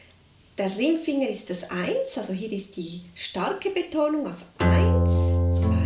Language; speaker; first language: German; native; German